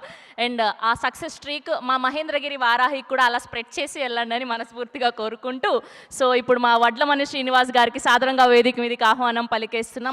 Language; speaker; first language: Telugu; native; Telugu